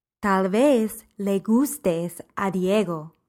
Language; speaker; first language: Spanish; non-native, fluent; English